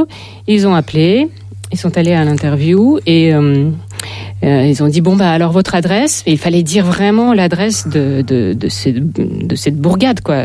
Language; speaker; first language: French; non-native, fluent; Russian